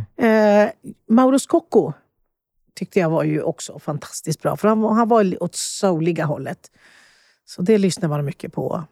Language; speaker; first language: Swedish; early bilingual, other home language; Spanish